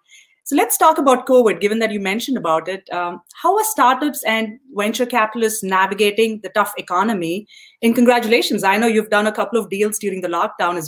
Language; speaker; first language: English; non-native, local second language; Tamil